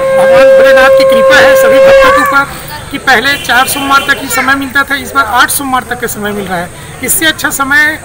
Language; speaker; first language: Hindi; native; Hindi